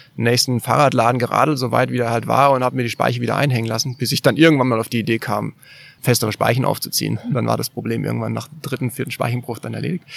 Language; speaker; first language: German; native; German